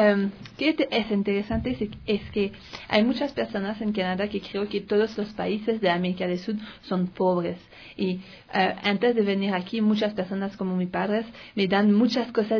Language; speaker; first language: Spanish; non-native, learner; French